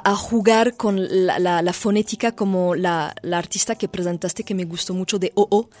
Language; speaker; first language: Spanish; non-native, fluent; French